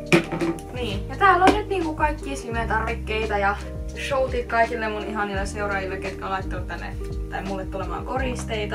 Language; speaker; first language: Finnish; native; Finnish